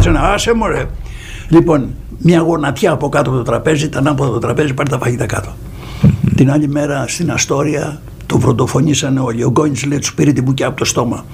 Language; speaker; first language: Greek; native; Greek